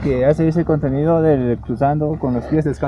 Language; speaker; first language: Spanish; native; Spanish